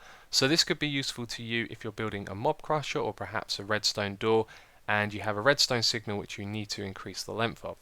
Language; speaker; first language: English; native; English